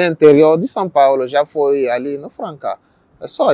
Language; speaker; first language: Portuguese; non-native, learner; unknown